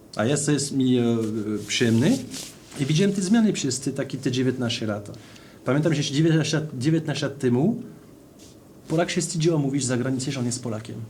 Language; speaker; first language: Polish; non-native, fluent; French